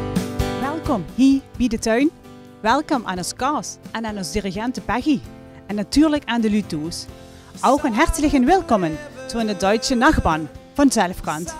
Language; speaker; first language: Dutch; native; Dutch